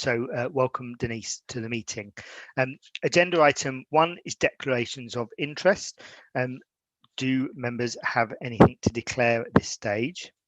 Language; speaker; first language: English; native; English